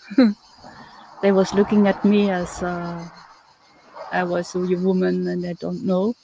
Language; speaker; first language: English; non-native, learner; German